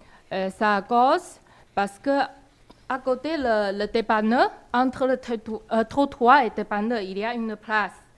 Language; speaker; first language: French; non-native, learner; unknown